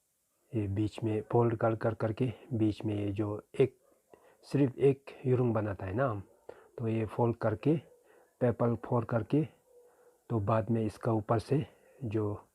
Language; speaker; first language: Hindi; non-native, fluent; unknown